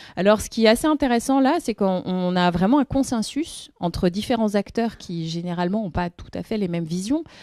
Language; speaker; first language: French; native; French